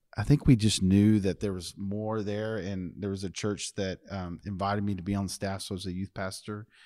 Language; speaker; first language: English; native; English